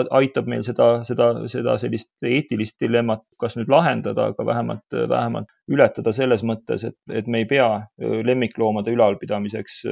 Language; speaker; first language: Estonian; native; Estonian